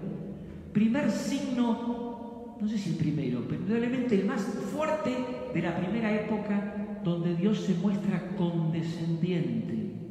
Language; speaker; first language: Spanish; native; Spanish